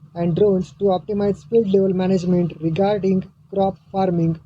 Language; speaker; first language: English; non-native, local second language; Marathi